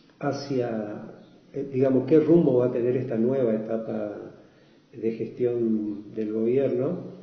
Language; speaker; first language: Spanish; native; Spanish